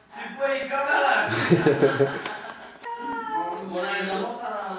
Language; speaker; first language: Czech; native; Czech